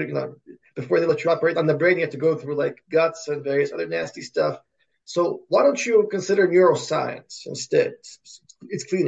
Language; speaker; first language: English; early bilingual, other home language; Russian